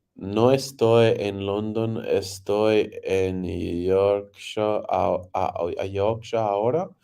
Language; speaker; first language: Spanish; non-native, learner; English